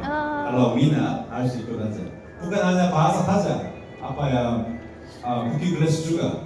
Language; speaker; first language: Indonesian; non-native, learner; Korean